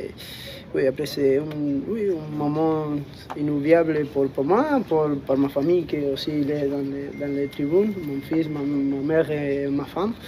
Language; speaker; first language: French; non-native, fluent; Spanish